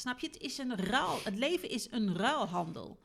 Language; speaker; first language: Dutch; native; Dutch